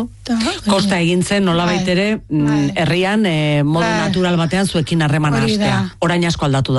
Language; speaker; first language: Basque; native; Basque